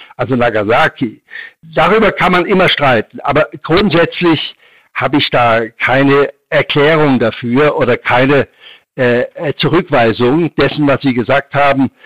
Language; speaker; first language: German; native; German